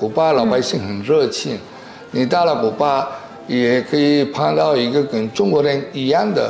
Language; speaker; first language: Chinese; non-native, fluent; Spanish